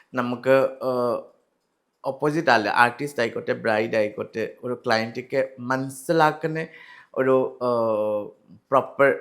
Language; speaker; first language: Malayalam; non-native, learner; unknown